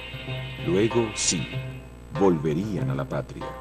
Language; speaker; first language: Spanish; native; Spanish